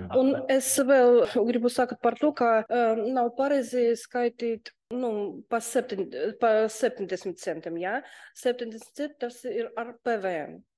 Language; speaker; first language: Latvian; non-native, local second language; Russian